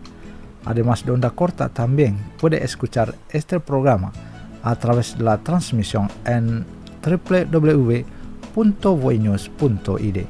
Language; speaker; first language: Spanish; non-native, fluent; Indonesian